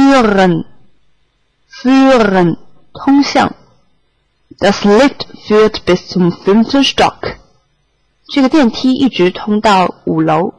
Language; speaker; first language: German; non-native, fluent; Chinese